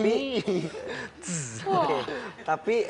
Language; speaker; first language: Indonesian; native; Indonesian